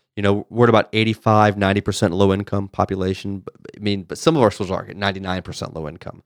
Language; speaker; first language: English; native; English